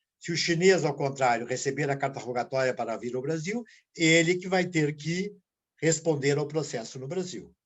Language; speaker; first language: Portuguese; native; Portuguese